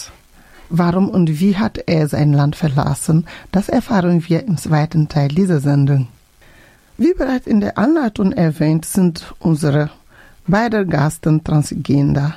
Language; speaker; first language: German; non-native, fluent; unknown